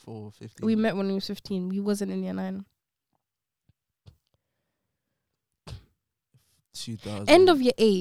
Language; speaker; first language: English; early bilingual, other home language; Konkani